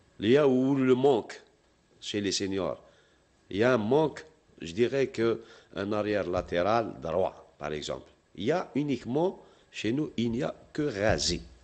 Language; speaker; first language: French; non-native, local second language; Arabic